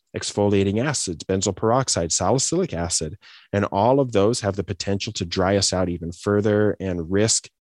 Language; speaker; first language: English; native; English